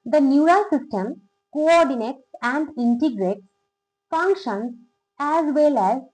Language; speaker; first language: English; non-native, local second language; Bangla